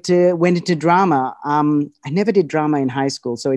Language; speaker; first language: English; native; English